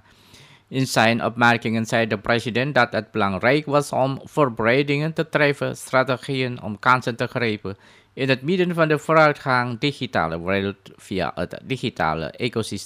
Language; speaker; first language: Dutch; non-native, fluent; Indonesian